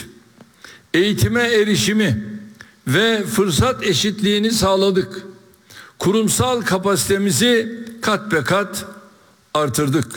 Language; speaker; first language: Turkish; native; Turkish